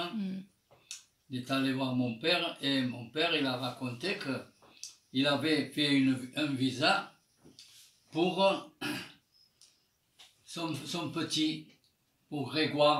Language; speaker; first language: French; non-native, fluent; Armenian